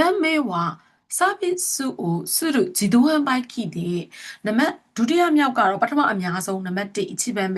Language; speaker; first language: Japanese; non-native, fluent; Burmese